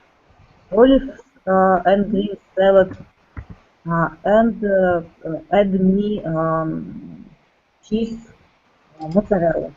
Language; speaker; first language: English; non-native, learner; Russian